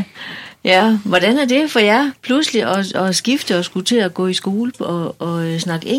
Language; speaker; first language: Danish; native; Danish